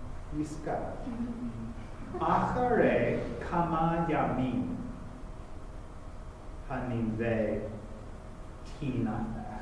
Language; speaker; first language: Hebrew; non-native, fluent; English